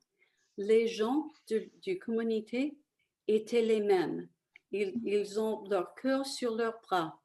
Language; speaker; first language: French; early bilingual, other home language; Italian